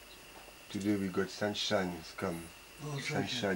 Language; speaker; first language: English; non-native, learner; French